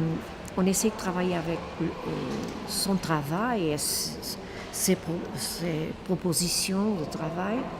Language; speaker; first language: French; non-native, fluent; Portuguese